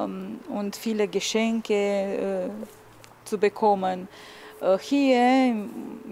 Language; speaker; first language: German; non-native, learner; Romanian